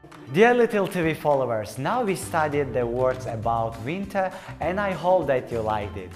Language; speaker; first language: English; non-native, learner; Tajik